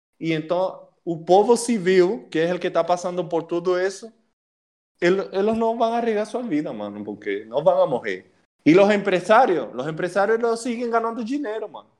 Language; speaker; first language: Portuguese; non-native, fluent; Spanish